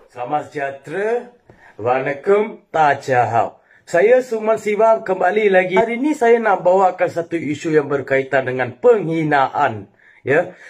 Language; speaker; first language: Malay; non-native, local second language; Tamil